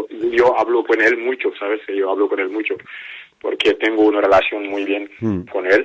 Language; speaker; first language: Spanish; non-native, learner; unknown